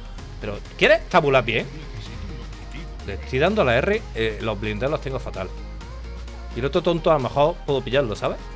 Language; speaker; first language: Spanish; native; Spanish